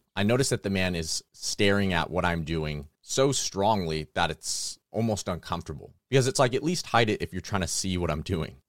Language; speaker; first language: English; native; English